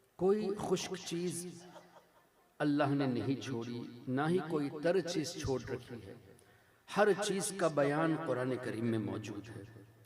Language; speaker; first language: Urdu; non-native, fluent; Tamil